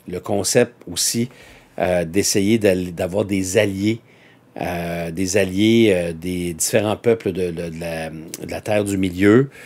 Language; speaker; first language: French; native; French